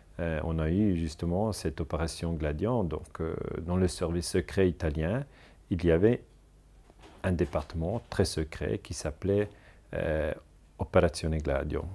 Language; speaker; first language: French; non-native, local second language; German